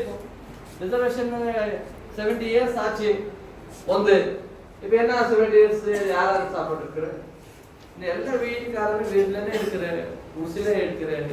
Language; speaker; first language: Tamil; non-native, learner; Kannada